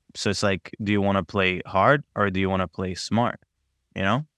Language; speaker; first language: English; non-native, local second language; Kinyarwanda